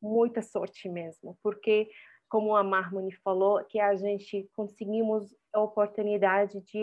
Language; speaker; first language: Portuguese; non-native, fluent; Arabic